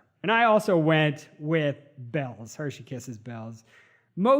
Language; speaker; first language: English; native; English